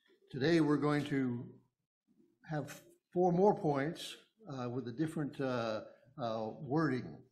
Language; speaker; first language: English; native; English